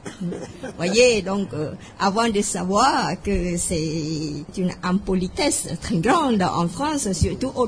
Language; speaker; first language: French; non-native, fluent; Khmer